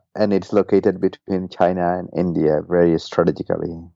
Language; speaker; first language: English; non-native, fluent; Burmese